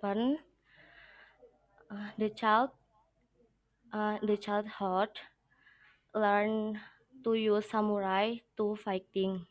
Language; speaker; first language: English; non-native, learner; Indonesian